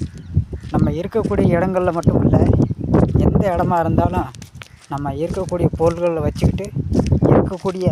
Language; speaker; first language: Tamil; native; Tamil